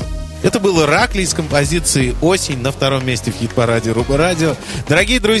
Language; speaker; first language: Russian; native; Russian